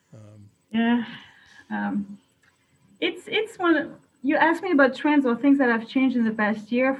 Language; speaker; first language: English; non-native, fluent; French